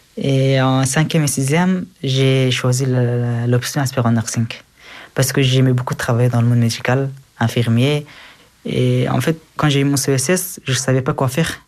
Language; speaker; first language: French; early bilingual, other home language; Persian